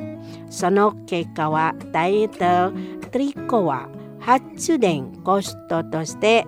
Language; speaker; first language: Japanese; non-native, fluent; Indonesian